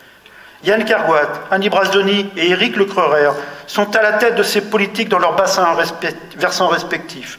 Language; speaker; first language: French; native; French